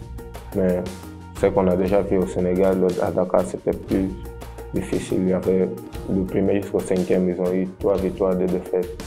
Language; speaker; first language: French; non-native, fluent; Portuguese